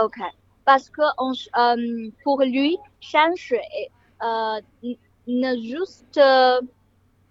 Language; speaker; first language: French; non-native, learner; Chinese